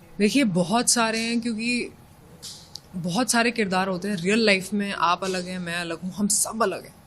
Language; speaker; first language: Hindi; native; Hindi